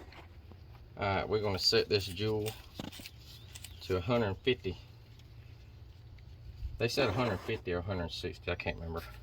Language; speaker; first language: English; native; English